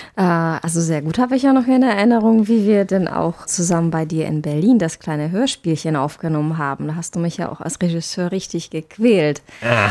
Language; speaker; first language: German; non-native, fluent; Czech